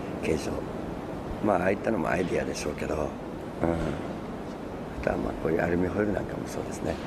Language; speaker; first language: Japanese; native; Japanese